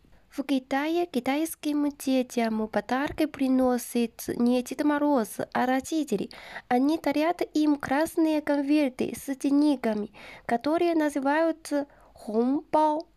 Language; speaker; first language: Russian; non-native, learner; Chinese